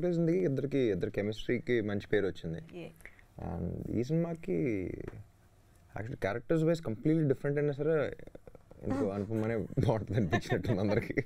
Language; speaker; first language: Telugu; native; Telugu